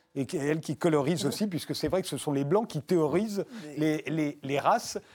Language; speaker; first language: French; native; French